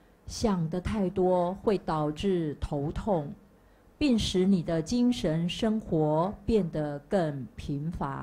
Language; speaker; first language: Chinese; native; Chinese